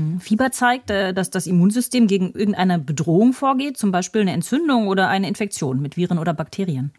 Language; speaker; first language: German; native; German